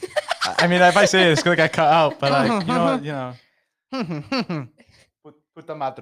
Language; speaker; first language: English; native; English